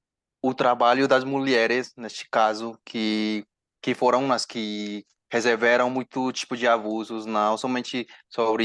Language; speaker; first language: Portuguese; non-native, learner; Spanish